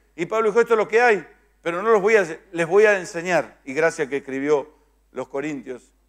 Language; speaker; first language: Spanish; native; Spanish